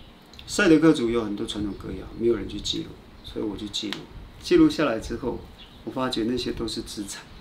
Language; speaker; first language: Chinese; native; Chinese